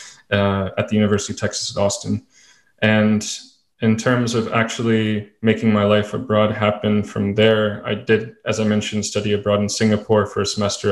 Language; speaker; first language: English; native; English